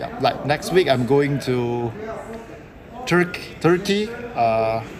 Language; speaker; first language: English; non-native, local second language; Chinese